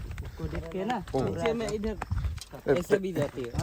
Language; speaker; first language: Hindi; non-native, local second language; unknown